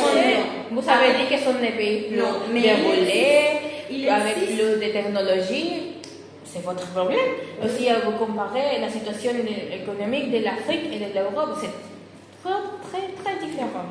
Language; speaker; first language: French; non-native, fluent; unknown